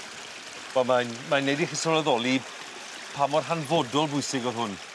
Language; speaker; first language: Welsh; native; Welsh